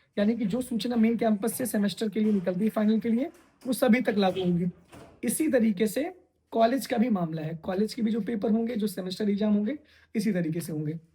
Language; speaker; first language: Hindi; native; Hindi